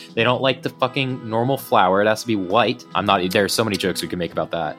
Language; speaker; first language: English; native; English